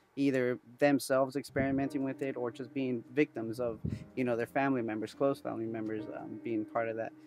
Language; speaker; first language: English; early bilingual, other home language; Spanish